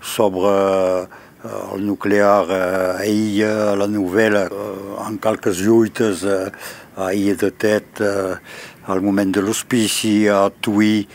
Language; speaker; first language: Catalan; non-native, local second language; French